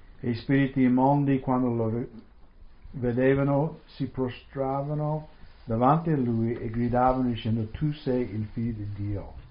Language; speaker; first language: Italian; non-native, fluent; English